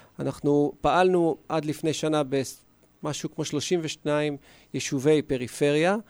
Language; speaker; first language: Hebrew; native; Hebrew